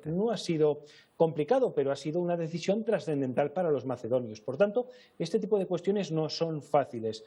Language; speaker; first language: Spanish; native; Spanish